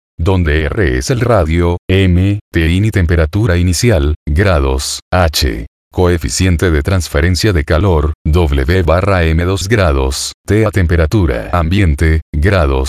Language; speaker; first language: Spanish; native; Spanish